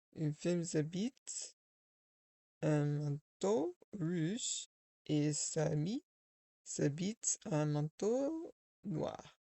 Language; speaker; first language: French; non-native, learner; English